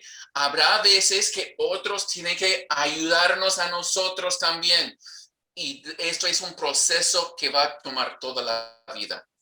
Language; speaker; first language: Spanish; non-native, fluent; English